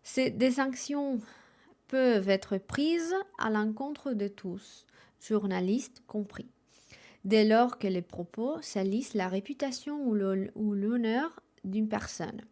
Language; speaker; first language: French; non-native, fluent; Spanish